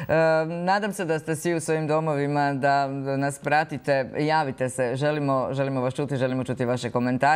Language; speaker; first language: Croatian; native; Croatian